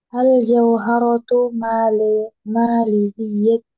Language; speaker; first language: Arabic; non-native, learner; Indonesian